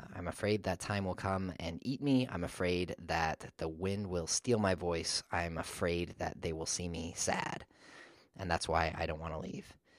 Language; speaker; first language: English; native; English